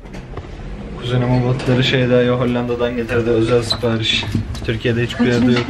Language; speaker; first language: Turkish; native; Turkish